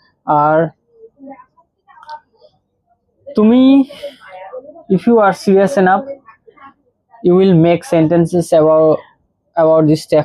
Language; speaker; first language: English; non-native, learner; Bangla